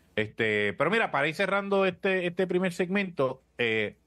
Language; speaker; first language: Spanish; native; Spanish